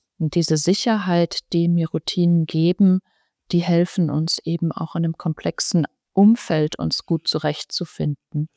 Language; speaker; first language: German; native; German